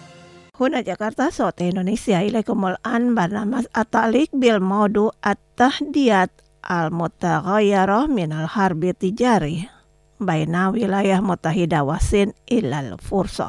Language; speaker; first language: Arabic; non-native, fluent; Indonesian